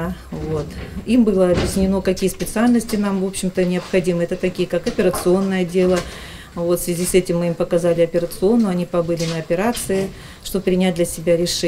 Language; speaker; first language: Russian; native; Russian